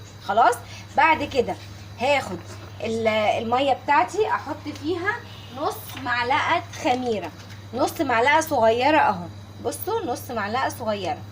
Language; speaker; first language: Arabic; native; Arabic